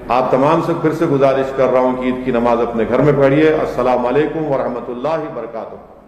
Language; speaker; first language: Urdu; native; Urdu